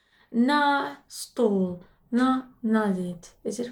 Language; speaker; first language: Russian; non-native, learner; English